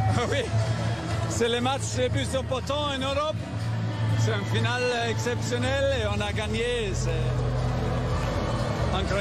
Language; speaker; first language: French; non-native, fluent; German